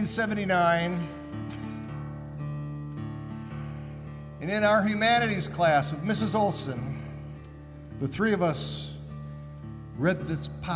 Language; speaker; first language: English; native; English